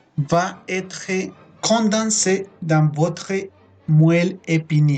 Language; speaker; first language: French; non-native, fluent; Spanish